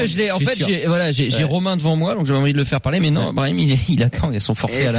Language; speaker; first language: French; native; French